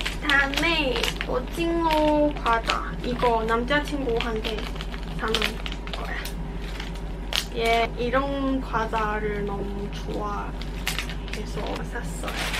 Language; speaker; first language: Korean; non-native, learner; Cantonese